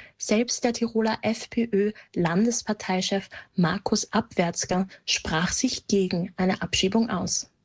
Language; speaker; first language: German; native; German